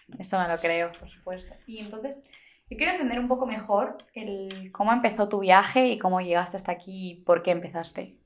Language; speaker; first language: Spanish; native; Spanish